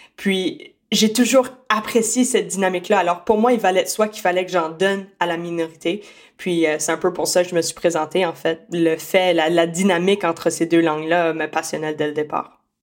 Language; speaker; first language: French; native; French